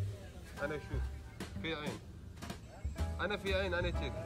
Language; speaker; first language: Arabic; non-native, learner; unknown